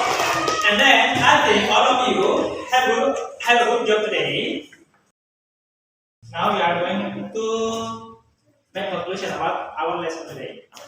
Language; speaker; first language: English; non-native, learner; Indonesian